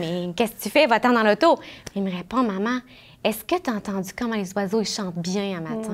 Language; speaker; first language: French; native; French